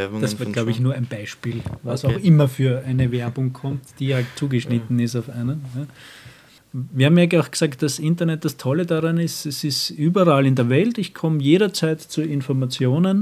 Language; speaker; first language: German; native; German